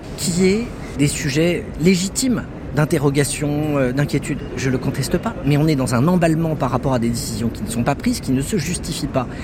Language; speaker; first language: French; native; French